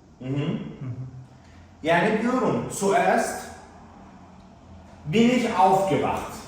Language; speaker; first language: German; non-native, fluent; Turkish